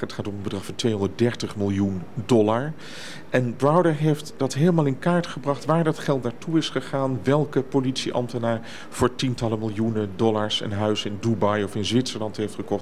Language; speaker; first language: Dutch; native; Dutch